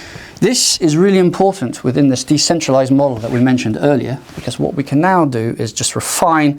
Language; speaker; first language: English; native; English